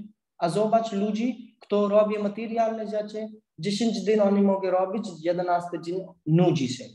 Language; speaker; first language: Polish; non-native, learner; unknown